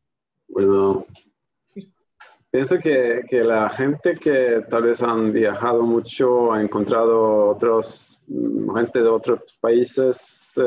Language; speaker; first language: Spanish; non-native, fluent; Swedish